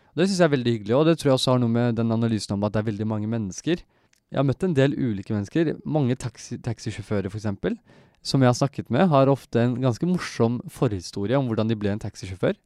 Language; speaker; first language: Norwegian; early bilingual, other home language; Turkish